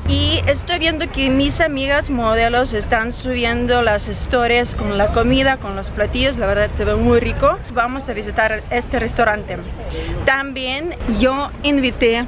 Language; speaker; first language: Spanish; non-native, learner; Russian